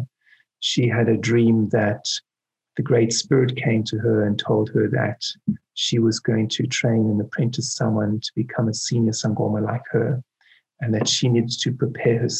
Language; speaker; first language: English; native; English